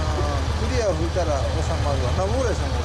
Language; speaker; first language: Japanese; native; Japanese